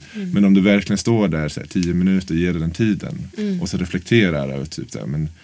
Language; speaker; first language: Swedish; native; Swedish